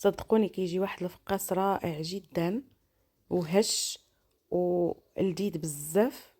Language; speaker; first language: Arabic; native; Arabic